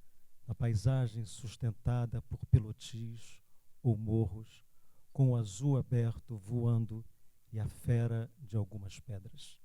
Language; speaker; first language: Portuguese; native; Portuguese